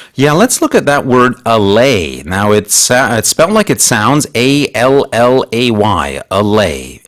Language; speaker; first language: English; native; English